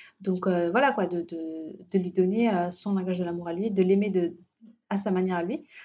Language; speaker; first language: French; early bilingual, other home language; Arabic